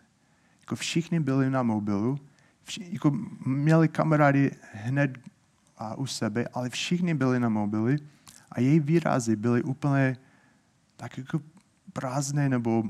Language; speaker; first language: Czech; non-native, fluent; English